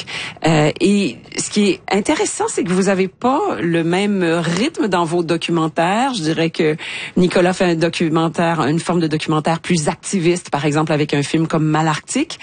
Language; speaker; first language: French; native; French